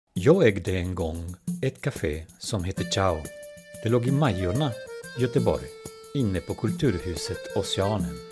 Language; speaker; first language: Swedish; non-native, fluent; Spanish